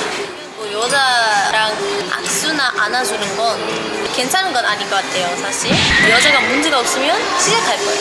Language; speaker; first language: Korean; non-native, local second language; Arabic